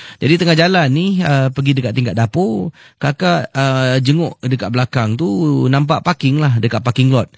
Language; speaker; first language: Malay; native; Malay